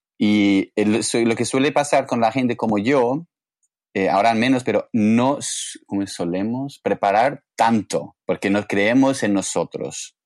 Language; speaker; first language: Spanish; non-native, fluent; English